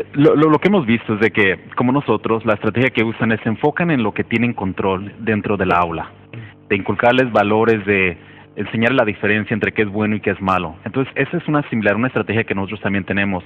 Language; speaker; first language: Spanish; early bilingual, heritage; Spanish